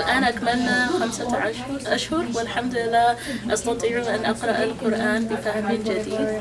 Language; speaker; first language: Arabic; non-native, learner; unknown